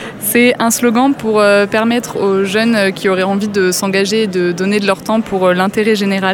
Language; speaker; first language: French; native; French